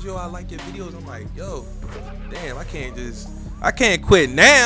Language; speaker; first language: English; native; English